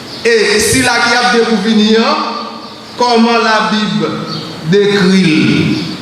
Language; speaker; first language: French; non-native, learner; Haitian Creole